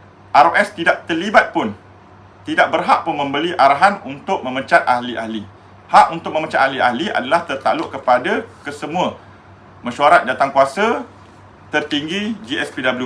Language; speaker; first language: Malay; native; Malay